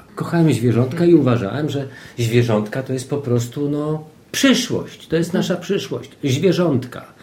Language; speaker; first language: Polish; native; Polish